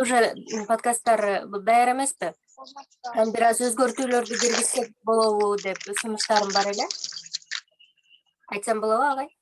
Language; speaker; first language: Kyrgyz; native; Kyrgyz